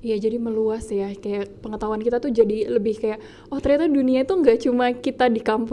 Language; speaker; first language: Indonesian; native; Indonesian